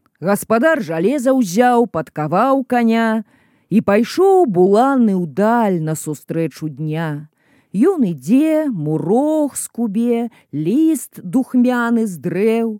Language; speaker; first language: Belarusian; native; Belarusian